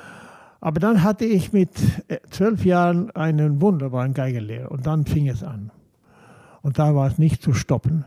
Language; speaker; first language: German; non-native, fluent; Swedish